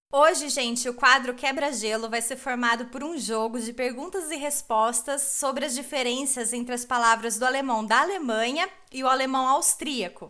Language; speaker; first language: Portuguese; native; Portuguese